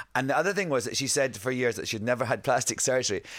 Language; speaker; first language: English; native; English